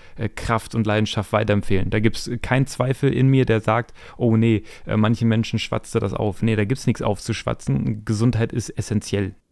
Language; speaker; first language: German; native; German